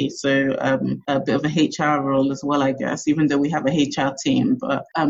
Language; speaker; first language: English; native; English